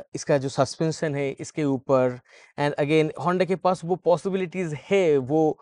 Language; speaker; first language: Hindi; non-native, local second language; Bangla